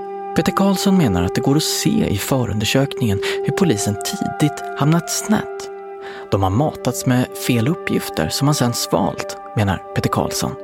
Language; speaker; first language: Swedish; native; Swedish